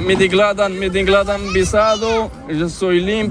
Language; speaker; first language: Spanish; non-native, learner; Arabic